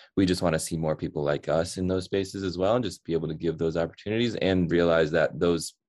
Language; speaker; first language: English; early bilingual, other home language; Hindi